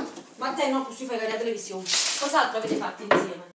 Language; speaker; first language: Italian; native; Italian